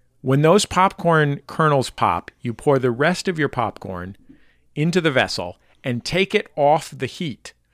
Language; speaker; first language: English; native; English